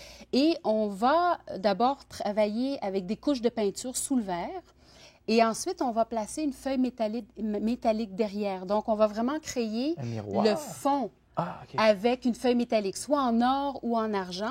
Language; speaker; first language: French; native; French